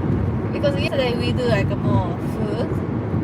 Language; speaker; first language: English; non-native, learner; Japanese